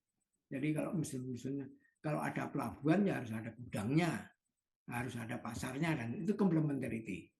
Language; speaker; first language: Indonesian; native; Indonesian